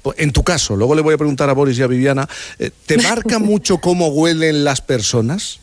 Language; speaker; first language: Spanish; native; Spanish